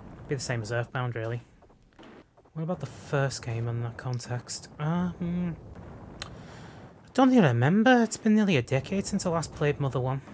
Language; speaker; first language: English; native; English